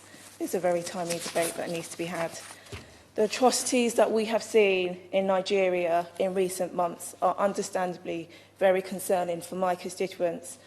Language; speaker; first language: English; native; English